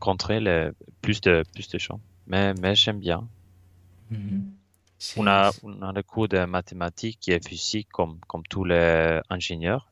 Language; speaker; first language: French; non-native, learner; Swedish